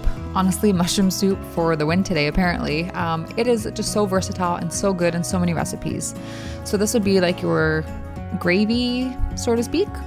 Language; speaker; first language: English; native; English